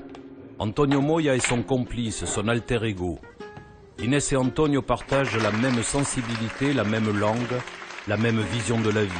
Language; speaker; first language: French; native; French